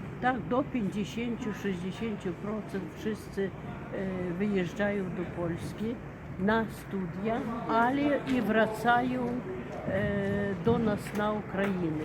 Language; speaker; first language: Polish; early bilingual, heritage; Polish